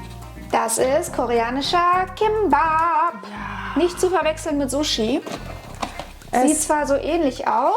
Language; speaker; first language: German; native; German